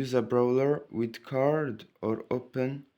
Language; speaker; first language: English; non-native, learner; French